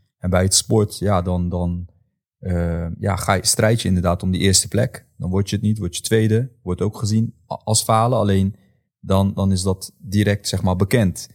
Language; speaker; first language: Dutch; native; Dutch